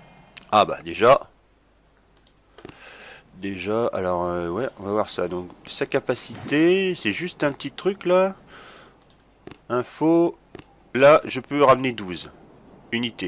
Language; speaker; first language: French; native; French